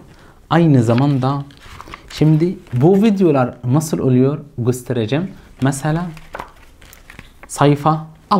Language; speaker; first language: Turkish; non-native, fluent; Arabic